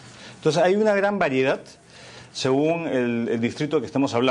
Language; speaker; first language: Spanish; native; Spanish